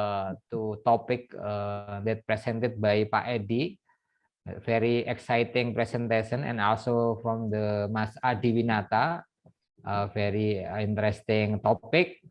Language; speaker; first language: English; non-native, fluent; Indonesian